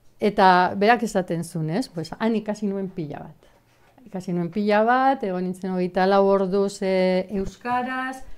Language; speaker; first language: Basque; non-native, local second language; Spanish